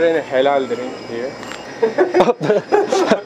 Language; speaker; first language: English; non-native, learner; Turkish